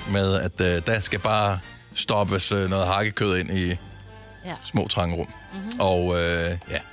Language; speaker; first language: Danish; native; Danish